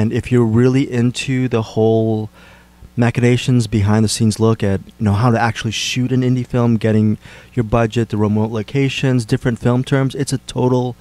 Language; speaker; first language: English; native; English